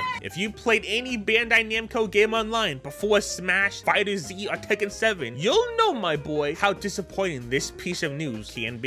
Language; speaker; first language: English; native; English